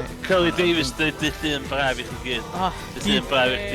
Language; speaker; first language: Welsh; native; Welsh